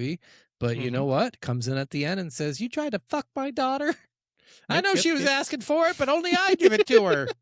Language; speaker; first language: English; native; English